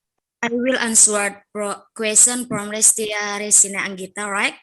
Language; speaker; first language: English; non-native, learner; Indonesian